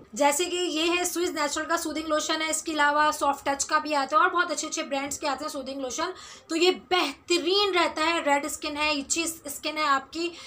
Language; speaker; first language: Hindi; native; Hindi